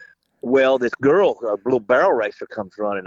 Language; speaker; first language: English; native; English